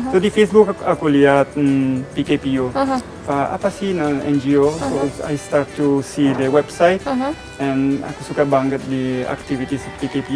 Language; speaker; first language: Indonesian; non-native, learner; Italian